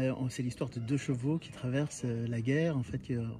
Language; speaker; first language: French; native; French